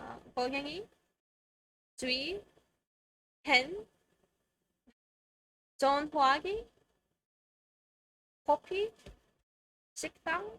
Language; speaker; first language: Korean; non-native, learner; English